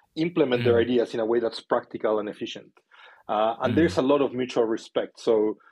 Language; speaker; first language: English; non-native, fluent; Spanish